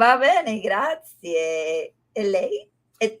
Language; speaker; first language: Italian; non-native, learner; Spanish